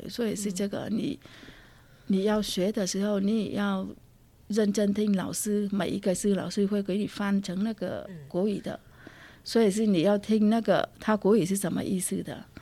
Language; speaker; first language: Chinese; non-native, fluent; Vietnamese